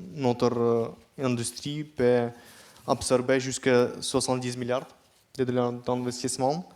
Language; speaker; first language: French; non-native, fluent; Ukrainian